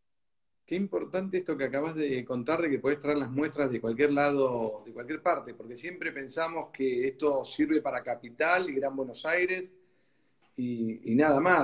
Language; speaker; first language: Spanish; native; Spanish